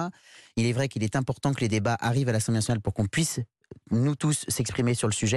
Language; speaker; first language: French; native; French